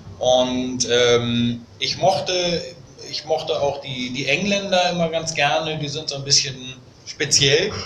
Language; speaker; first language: German; native; German